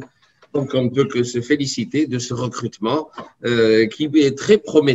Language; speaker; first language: French; native; French